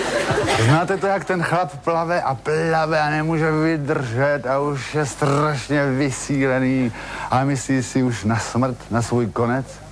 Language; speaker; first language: Czech; native; Czech